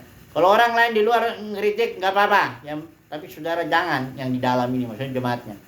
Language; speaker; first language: Indonesian; native; Indonesian